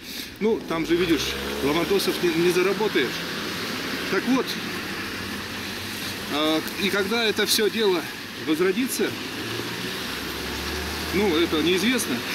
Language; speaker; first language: Russian; native; Russian